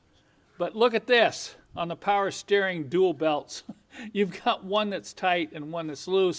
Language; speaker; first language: English; native; English